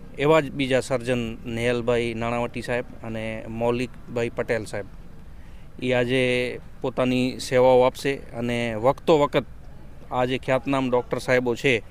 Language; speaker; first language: Gujarati; non-native, local second language; Kachhi